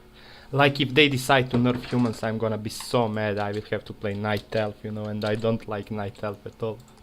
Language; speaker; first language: English; non-native, fluent; Serbian